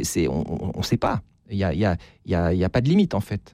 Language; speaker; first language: French; native; French